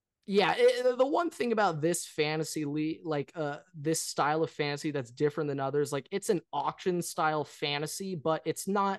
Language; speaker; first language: English; native; English